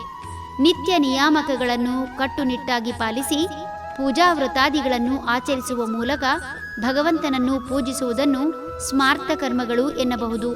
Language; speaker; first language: Kannada; native; Kannada